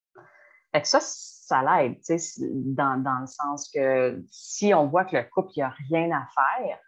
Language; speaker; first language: French; native; French